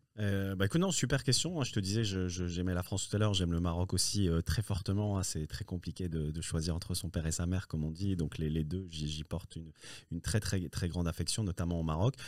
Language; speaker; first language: French; early bilingual, other home language; Riffian